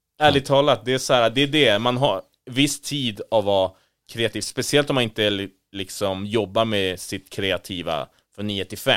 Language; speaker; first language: Swedish; early bilingual, other home language; Spanish